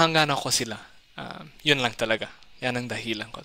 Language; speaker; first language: Filipino; non-native, fluent; Somali